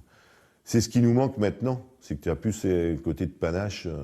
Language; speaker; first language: French; native; French